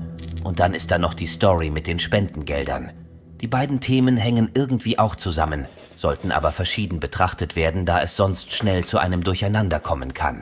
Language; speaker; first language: German; native; German